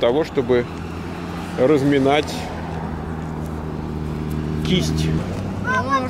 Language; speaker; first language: Russian; native; Russian